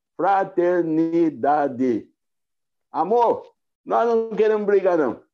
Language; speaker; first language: Portuguese; native; Portuguese